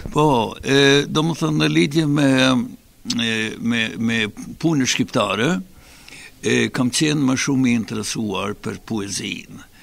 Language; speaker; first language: Albanian; non-native, fluent; Swedish